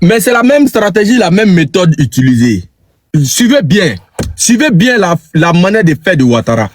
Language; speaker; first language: French; native; French